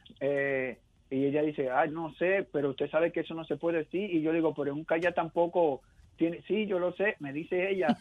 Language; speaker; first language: Spanish; native; Spanish